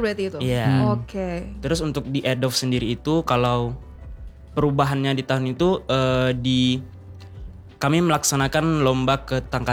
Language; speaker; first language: Indonesian; native; Indonesian